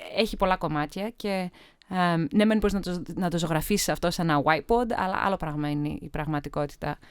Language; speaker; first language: Greek; early bilingual, heritage; Greek